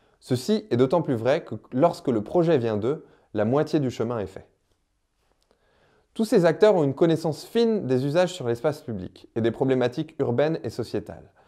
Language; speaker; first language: French; native; French